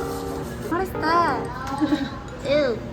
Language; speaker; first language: English; non-native, learner; Korean